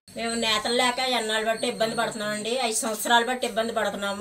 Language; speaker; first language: Telugu; native; Telugu